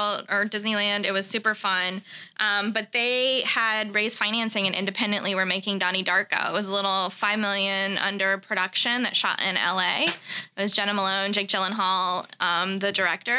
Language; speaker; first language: English; native; English